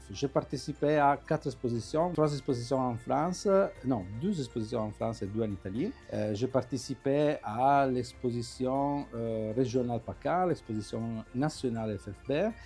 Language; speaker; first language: French; non-native, fluent; Italian